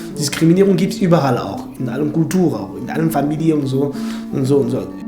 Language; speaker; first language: German; non-native, fluent; French